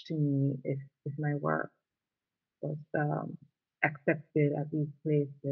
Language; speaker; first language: English; non-native, local second language; Jamaican Creole English